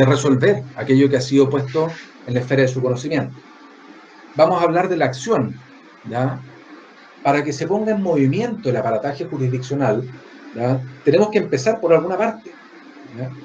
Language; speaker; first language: Spanish; native; Spanish